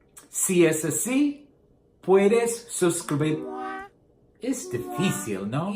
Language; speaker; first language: Spanish; non-native, learner; English